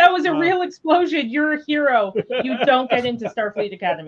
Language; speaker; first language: English; native; English